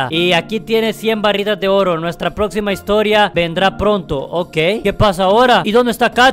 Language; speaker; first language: Spanish; native; Spanish